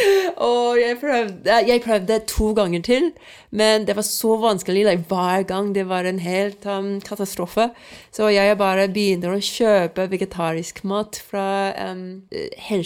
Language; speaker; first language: Norwegian; non-native, fluent; Swedish